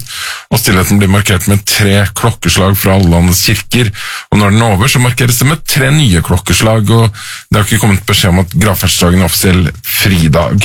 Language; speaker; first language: Norwegian; native; Norwegian